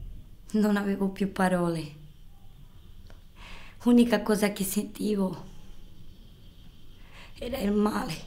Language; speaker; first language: Italian; non-native, fluent; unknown